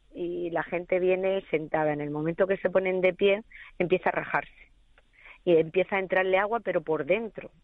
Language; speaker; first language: Spanish; native; Spanish